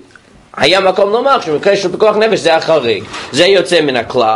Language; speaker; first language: Hebrew; non-native, fluent; English